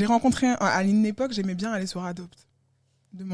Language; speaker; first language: French; native; French